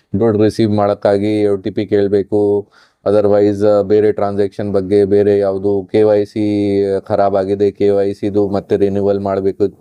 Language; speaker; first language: Kannada; non-native, fluent; Hindi